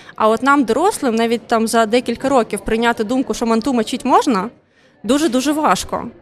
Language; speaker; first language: Ukrainian; non-native, local second language; Russian